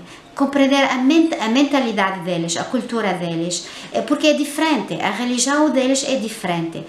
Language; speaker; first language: Portuguese; non-native, fluent; Arabic